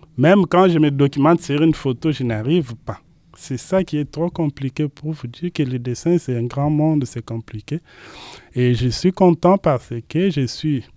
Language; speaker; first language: French; non-native, local second language; Lingala